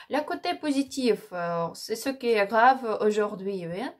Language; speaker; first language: French; non-native, learner; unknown